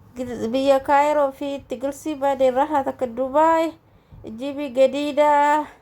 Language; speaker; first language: Arabic; non-native, learner; Oromo